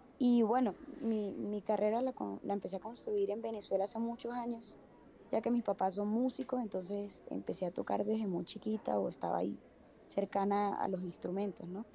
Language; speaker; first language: Spanish; native; Spanish